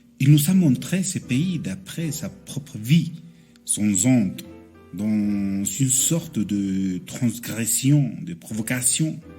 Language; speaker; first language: French; non-native, fluent; Spanish